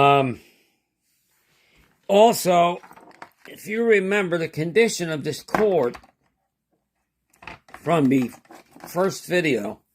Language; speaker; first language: English; native; English